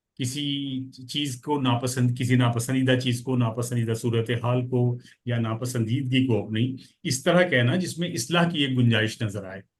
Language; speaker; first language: Urdu; native; Urdu